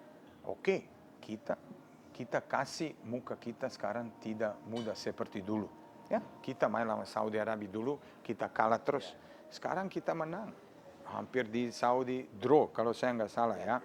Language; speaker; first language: Indonesian; non-native, fluent; Serbian